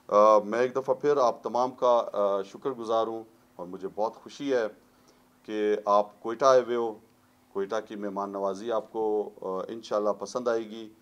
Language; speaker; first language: Urdu; non-native, local second language; Pashto